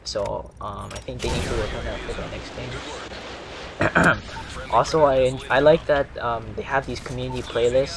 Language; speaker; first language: English; native; English